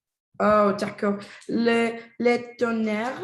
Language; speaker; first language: French; non-native, learner; Spanish